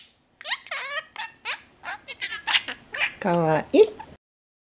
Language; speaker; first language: Japanese; native; Japanese